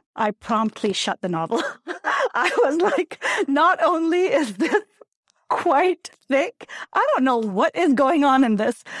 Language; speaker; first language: English; non-native, local second language; Urdu